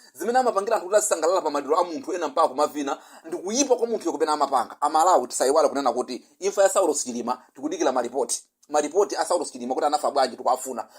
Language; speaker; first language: Nyanja; non-native, local second language; Yao